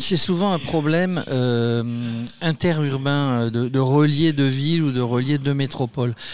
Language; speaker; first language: French; native; French